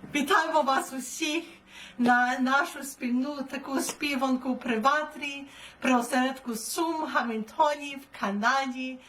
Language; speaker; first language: Ukrainian; early bilingual, heritage; Ukrainian